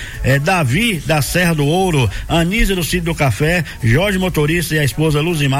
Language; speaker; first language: Portuguese; native; Portuguese